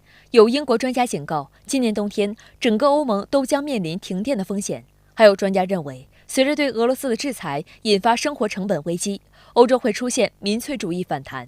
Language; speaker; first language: Chinese; native; Chinese